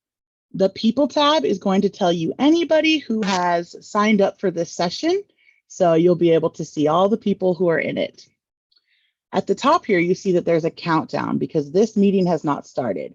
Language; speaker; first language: English; native; English